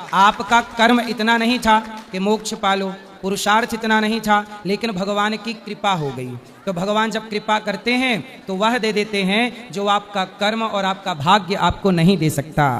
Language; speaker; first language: Hindi; native; Hindi